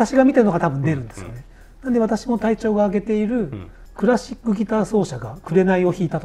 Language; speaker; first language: Japanese; native; Japanese